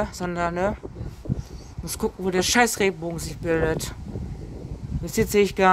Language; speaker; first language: German; native; German